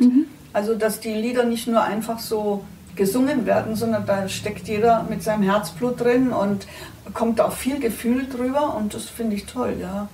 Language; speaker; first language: German; native; German